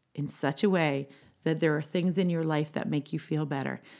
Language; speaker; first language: English; native; English